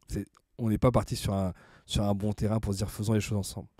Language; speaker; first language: French; native; French